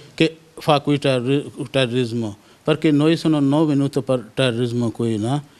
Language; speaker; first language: Italian; non-native, learner; Urdu